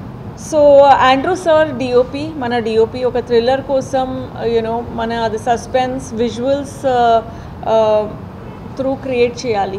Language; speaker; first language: Telugu; non-native, fluent; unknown